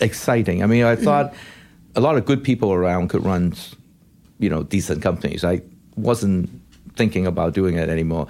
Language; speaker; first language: English; non-native, local second language; Cantonese